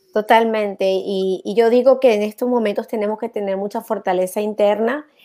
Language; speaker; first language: Spanish; native; Spanish